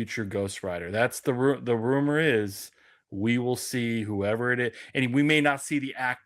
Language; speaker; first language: English; native; English